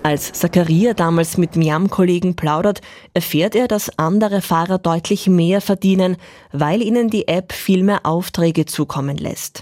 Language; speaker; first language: German; native; German